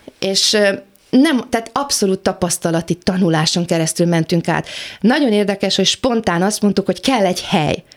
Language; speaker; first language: Hungarian; native; Hungarian